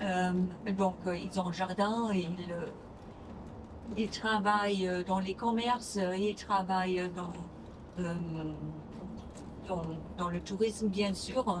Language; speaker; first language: French; non-native, fluent; English